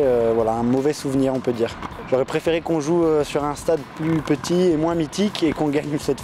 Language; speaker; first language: French; native; French